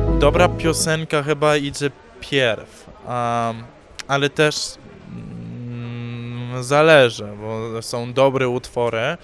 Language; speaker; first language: Polish; early bilingual, heritage; English